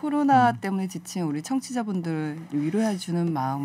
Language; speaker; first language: Korean; native; Korean